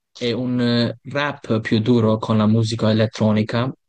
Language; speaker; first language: Italian; non-native, learner; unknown